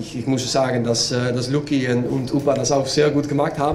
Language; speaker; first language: German; non-native, learner; Dutch